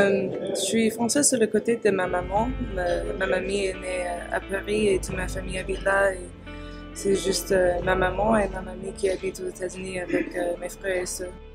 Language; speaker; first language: French; early bilingual, heritage; English